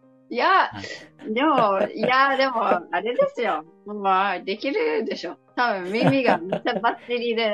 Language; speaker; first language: Japanese; non-native, fluent; English